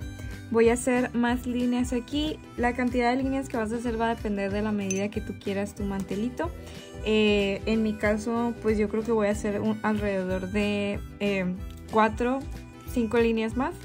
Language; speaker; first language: Spanish; native; Spanish